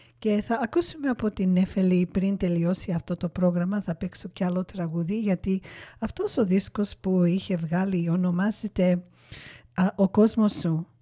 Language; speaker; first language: Greek; early bilingual, heritage; Greek